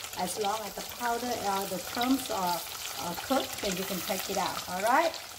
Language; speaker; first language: English; non-native, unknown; Vietnamese